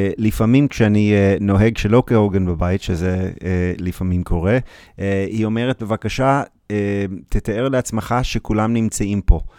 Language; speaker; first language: Hebrew; non-native, fluent; English